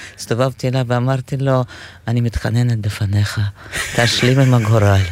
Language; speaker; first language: Hebrew; non-native, fluent; Russian